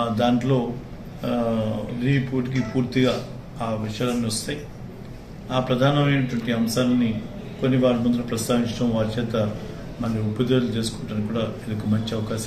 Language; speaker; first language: Telugu; native; Telugu